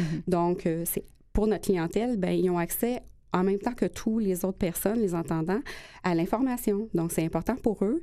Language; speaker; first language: French; native; French